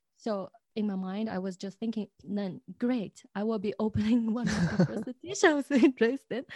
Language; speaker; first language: English; non-native, fluent; Chinese